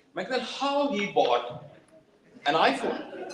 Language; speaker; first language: English; non-native, local second language; Urdu